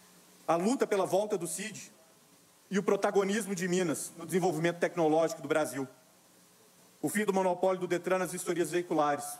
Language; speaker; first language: Portuguese; native; Portuguese